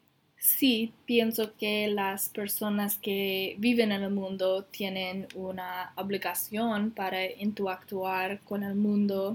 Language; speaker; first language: Spanish; non-native, learner; English